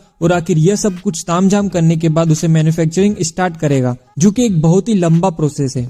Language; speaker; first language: Hindi; native; Hindi